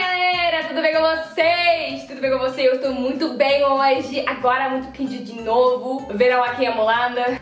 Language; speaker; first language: Portuguese; non-native, learner; Dutch